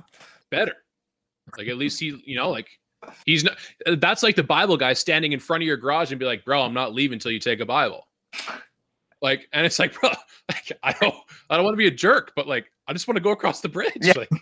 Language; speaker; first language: English; native; English